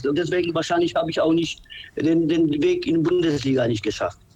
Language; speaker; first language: German; non-native, fluent; Polish